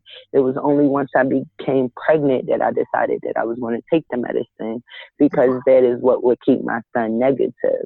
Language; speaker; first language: English; native; English